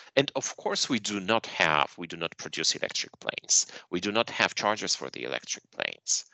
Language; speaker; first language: English; non-native, fluent; Polish